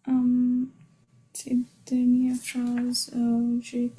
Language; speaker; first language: French; non-native, learner; Hindi